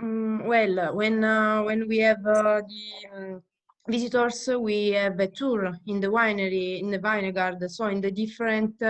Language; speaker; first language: English; non-native, learner; Italian